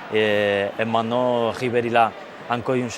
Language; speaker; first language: French; non-native, fluent; Spanish